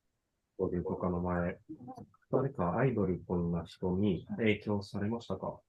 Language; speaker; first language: Japanese; non-native, learner; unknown